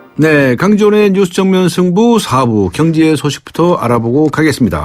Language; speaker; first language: Korean; native; Korean